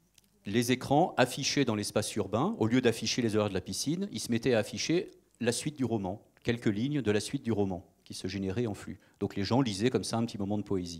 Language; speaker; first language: French; native; French